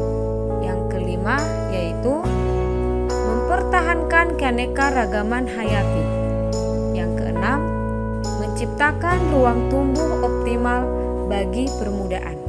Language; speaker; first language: Indonesian; native; Indonesian